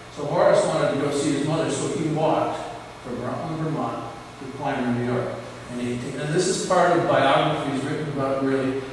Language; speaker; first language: English; native; English